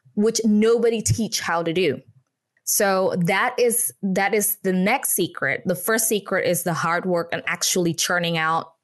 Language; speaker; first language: English; non-native, fluent; Indonesian